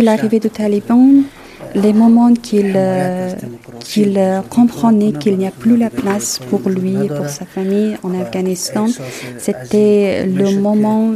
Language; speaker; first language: French; non-native, fluent; Persian